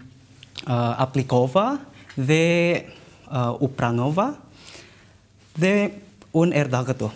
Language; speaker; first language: Albanian; non-native, learner; Indonesian